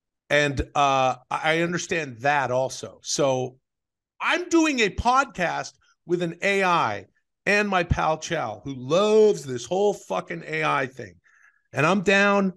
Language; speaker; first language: English; native; English